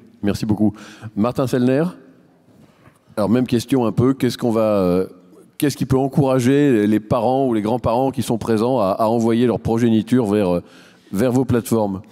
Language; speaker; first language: French; native; French